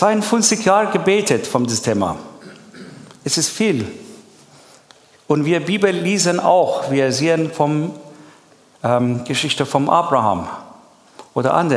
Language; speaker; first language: German; non-native, learner; Persian